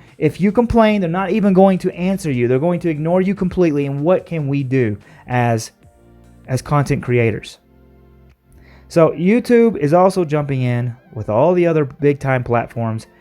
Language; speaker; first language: English; native; English